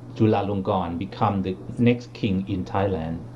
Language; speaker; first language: English; non-native, learner; Thai